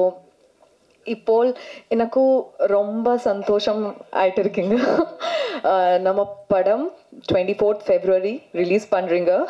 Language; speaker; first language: Tamil; non-native, learner; Bangla